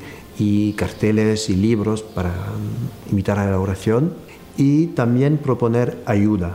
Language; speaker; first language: Spanish; non-native, fluent; French